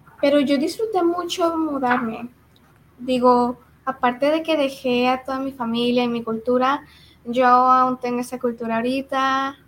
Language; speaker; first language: Spanish; early bilingual, heritage; Spanish